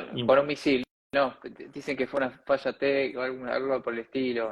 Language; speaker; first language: Spanish; native; Spanish